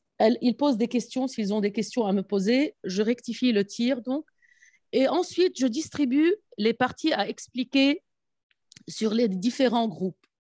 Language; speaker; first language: French; non-native, local second language; Arabic